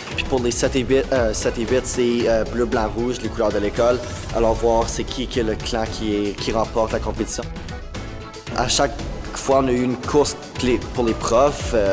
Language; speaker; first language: French; native; French